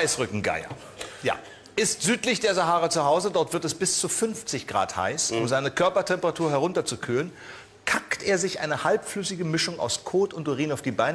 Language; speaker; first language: German; native; German